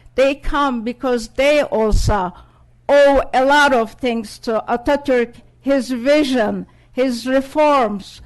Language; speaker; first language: English; non-native, fluent; Turkish